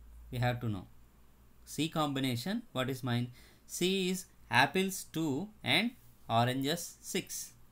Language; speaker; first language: English; non-native, local second language; Telugu